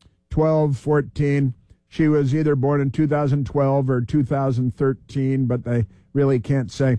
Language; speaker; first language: English; native; English